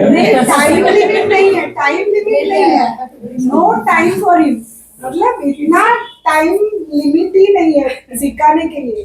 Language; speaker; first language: Hindi; non-native, local second language; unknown